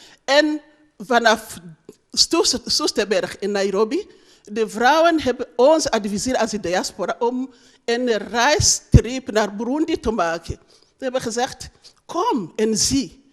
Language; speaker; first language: Dutch; non-native, learner; Rundi